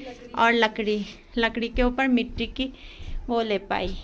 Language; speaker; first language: Hindi; non-native, local second language; Assamese